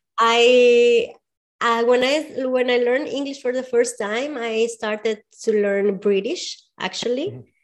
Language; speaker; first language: English; non-native, fluent; Spanish